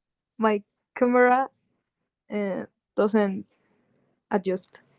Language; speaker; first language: English; non-native, learner; Spanish